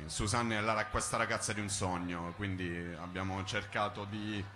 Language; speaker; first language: Italian; native; Italian